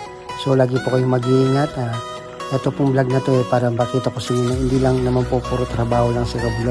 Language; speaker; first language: Filipino; native; Filipino